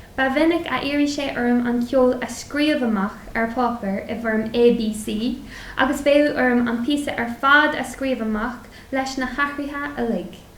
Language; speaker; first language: Irish; non-native, local second language; English